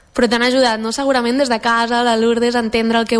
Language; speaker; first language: Catalan; native; Catalan